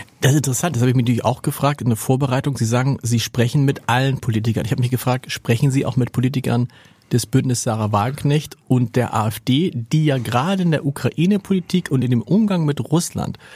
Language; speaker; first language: German; native; German